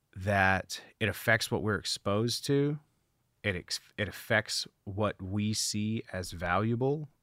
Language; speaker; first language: English; native; English